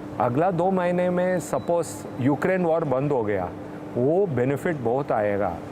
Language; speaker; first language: Hindi; non-native, local second language; Tamil